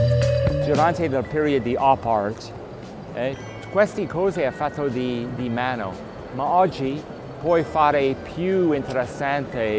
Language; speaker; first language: Italian; non-native, learner; English